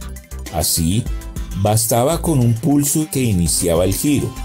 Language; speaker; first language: Spanish; native; Spanish